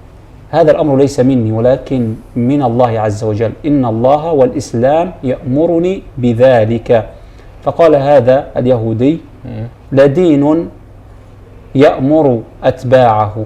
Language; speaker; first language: Arabic; native; Arabic